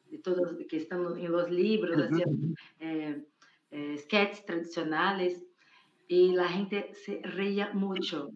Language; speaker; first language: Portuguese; non-native, fluent; Spanish